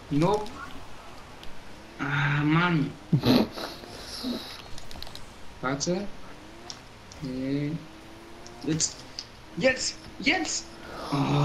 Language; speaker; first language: German; native; German